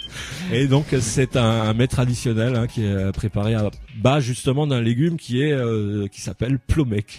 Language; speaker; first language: French; native; French